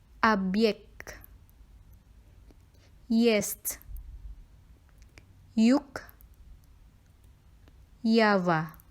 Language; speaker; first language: Russian; non-native, fluent; Indonesian